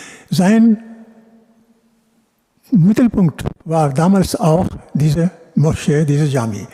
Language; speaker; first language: German; non-native, fluent; Urdu